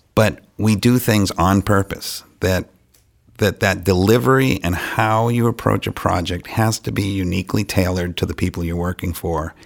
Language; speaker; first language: English; native; English